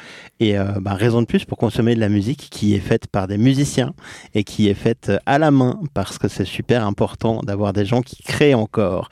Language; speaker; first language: French; native; French